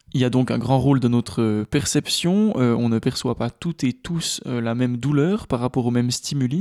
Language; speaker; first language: French; native; French